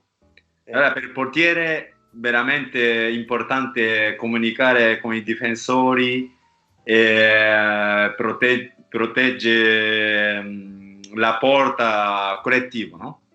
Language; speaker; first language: Italian; non-native, learner; Japanese